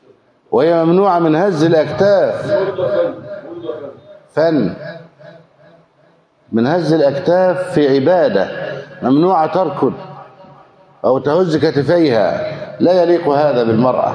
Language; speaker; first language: Arabic; native; Arabic